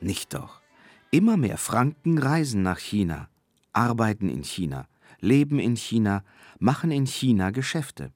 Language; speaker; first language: German; native; German